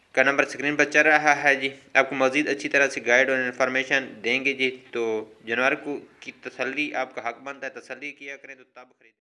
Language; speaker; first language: Urdu; non-native, local second language; Punjabi